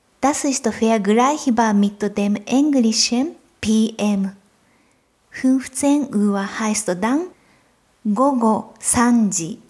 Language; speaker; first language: German; non-native, fluent; Japanese